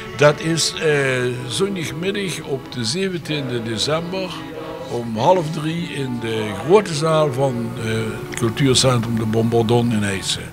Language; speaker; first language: Dutch; native; Dutch